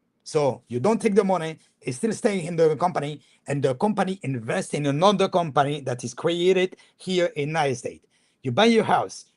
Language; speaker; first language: English; non-native, fluent; French